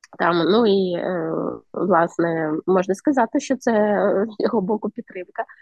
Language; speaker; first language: Ukrainian; native; Ukrainian